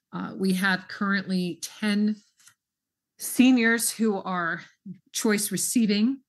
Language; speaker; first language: English; native; English